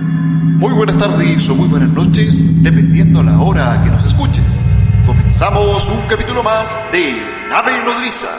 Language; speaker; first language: Spanish; native; Spanish